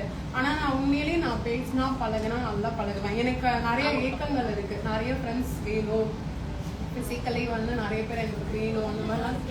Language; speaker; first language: Tamil; native; Tamil